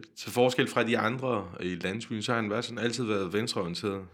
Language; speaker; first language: Danish; non-native, fluent; Turkish